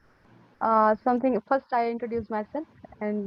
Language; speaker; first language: English; non-native, learner; Hindi